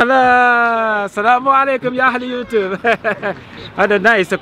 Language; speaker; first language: Arabic; non-native, learner; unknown